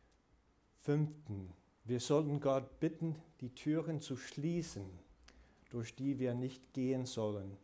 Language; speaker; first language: German; non-native, fluent; English